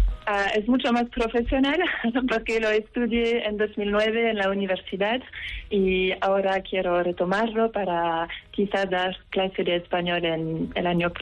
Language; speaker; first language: Spanish; non-native, fluent; Dutch